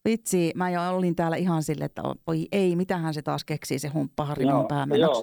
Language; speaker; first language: Finnish; native; Finnish